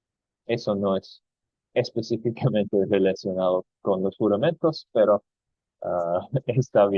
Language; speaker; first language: Spanish; non-native, fluent; English